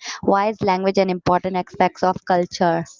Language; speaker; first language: English; non-native, learner; Urdu